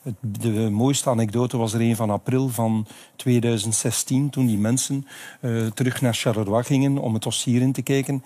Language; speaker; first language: Dutch; native; Dutch